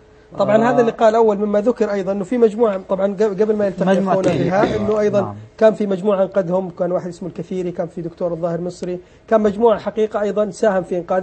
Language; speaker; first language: Arabic; native; Arabic